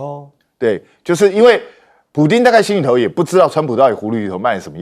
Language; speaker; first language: Chinese; native; Chinese